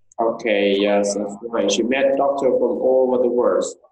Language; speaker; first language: English; non-native, fluent; Vietnamese